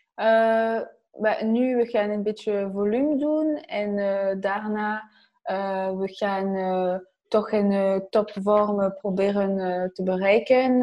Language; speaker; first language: Dutch; non-native, learner; French